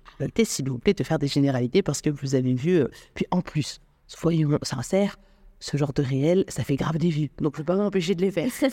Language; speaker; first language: French; native; French